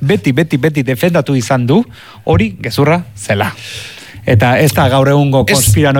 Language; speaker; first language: Basque; native; Basque